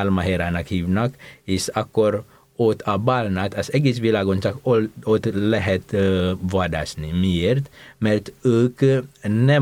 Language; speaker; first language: Hungarian; non-native, fluent; Indonesian